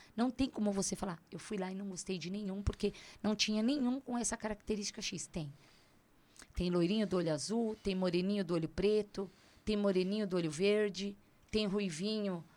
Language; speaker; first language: Portuguese; native; Portuguese